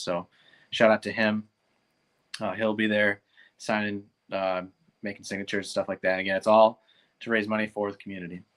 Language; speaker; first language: English; native; English